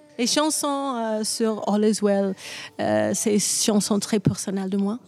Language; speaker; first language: French; non-native, learner; English